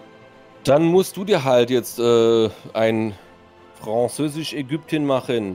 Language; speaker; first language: German; native; German